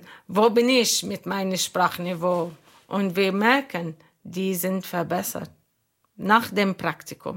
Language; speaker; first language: German; non-native, learner; Arabic